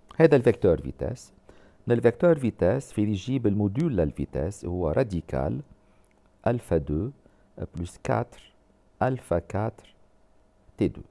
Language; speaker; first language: French; non-native, local second language; Arabic